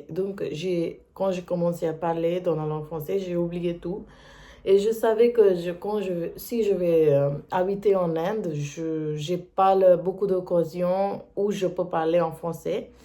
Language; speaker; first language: French; non-native, learner; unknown